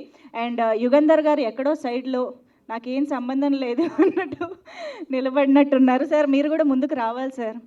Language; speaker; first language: Telugu; native; Telugu